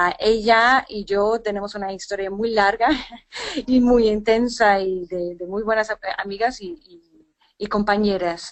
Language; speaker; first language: Spanish; non-native, fluent; English